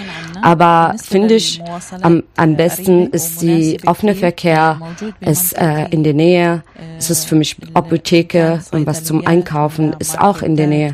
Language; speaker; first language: German; non-native, learner; Arabic